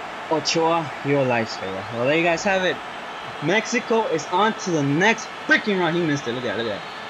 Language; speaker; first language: English; early bilingual, other home language; Spanish